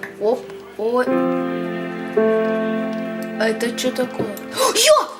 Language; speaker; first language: Russian; native; Russian